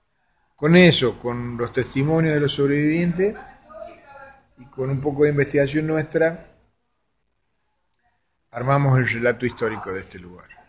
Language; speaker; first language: Spanish; native; Spanish